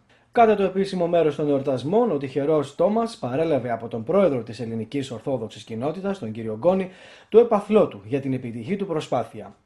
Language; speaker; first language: Greek; native; Greek